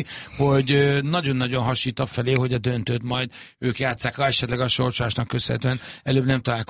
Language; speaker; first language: Hungarian; native; Hungarian